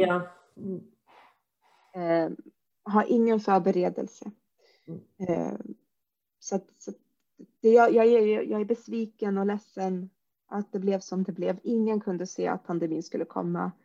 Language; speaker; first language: Swedish; early bilingual, other home language; Arabic